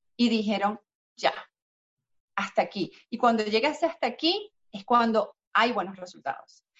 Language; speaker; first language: Spanish; native; Spanish